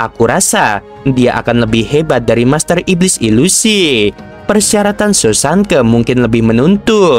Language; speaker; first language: Indonesian; native; Indonesian